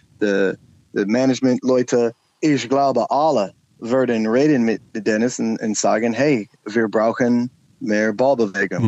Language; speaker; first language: German; non-native, learner; English